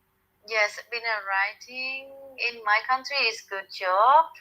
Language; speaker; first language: English; non-native, learner; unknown